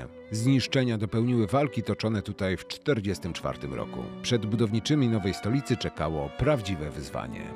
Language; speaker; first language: Polish; native; Polish